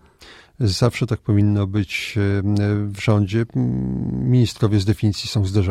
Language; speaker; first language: Polish; native; Polish